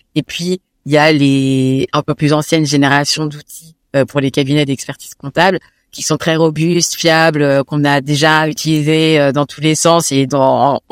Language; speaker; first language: French; native; French